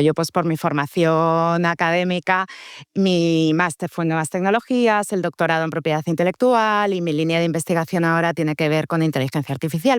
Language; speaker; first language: Spanish; native; Spanish